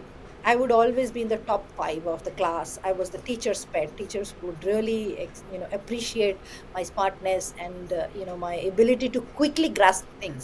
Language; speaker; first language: English; non-native, local second language; Bangla